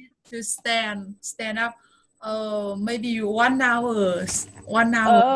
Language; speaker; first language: English; non-native, fluent; Vietnamese